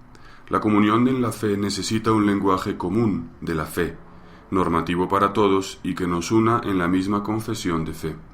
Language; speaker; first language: Spanish; native; Spanish